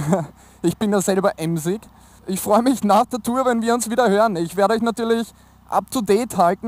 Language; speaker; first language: German; native; German